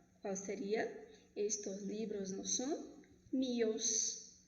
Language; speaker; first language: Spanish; non-native, fluent; Portuguese